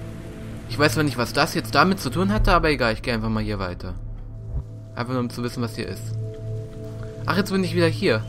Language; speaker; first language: German; native; German